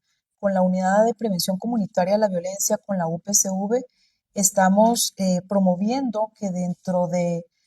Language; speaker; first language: Spanish; native; Spanish